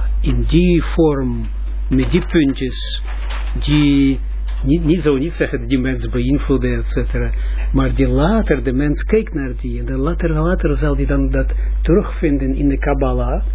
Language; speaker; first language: Dutch; non-native, fluent; Russian